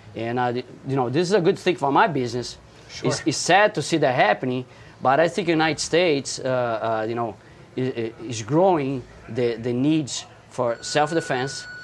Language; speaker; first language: English; non-native, fluent; Portuguese